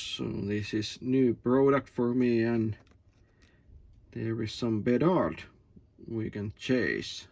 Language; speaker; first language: English; non-native, learner; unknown